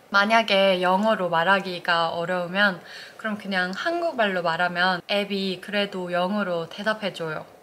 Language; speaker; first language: Korean; non-native, fluent; Norwegian